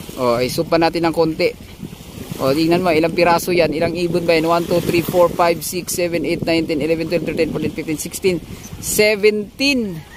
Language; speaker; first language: Filipino; non-native, local second language; Cebuano